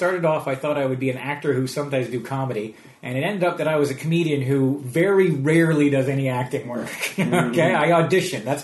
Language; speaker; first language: English; native; English